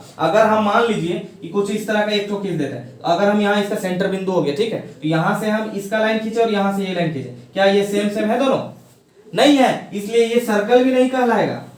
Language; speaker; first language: Hindi; native; Hindi